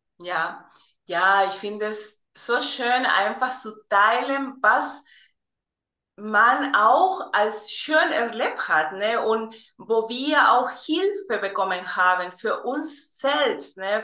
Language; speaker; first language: German; non-native, fluent; Spanish